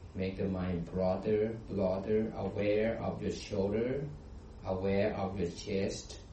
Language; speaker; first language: English; non-native, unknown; Thai